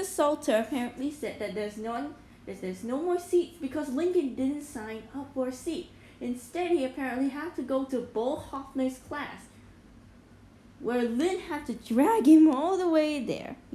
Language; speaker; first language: English; native; English